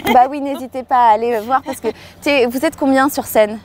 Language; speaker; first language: French; native; French